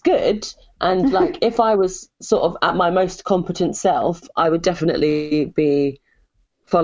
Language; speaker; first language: English; native; English